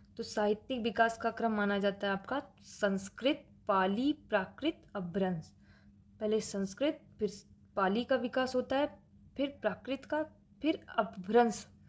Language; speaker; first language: Hindi; native; Hindi